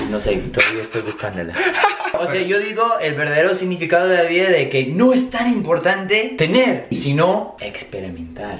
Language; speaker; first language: Spanish; non-native, fluent; English